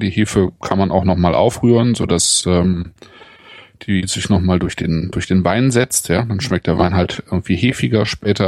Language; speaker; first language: German; native; German